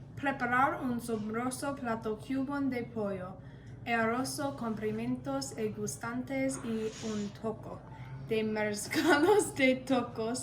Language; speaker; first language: Spanish; non-native, learner; English